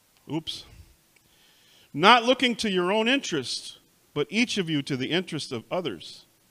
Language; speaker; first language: English; native; English